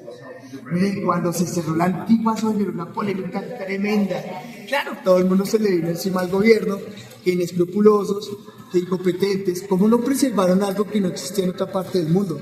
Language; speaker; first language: Spanish; native; Spanish